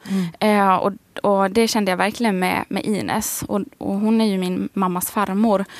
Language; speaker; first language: Swedish; native; Swedish